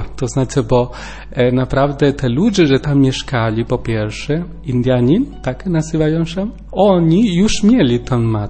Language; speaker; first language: Polish; non-native, learner; Spanish